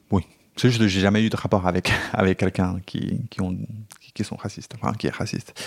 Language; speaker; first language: French; non-native, fluent; Chinese